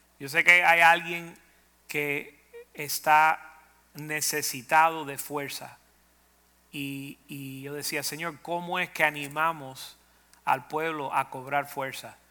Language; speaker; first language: Spanish; native; Spanish